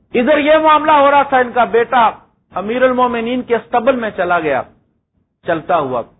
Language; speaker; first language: Urdu; non-native, local second language; Punjabi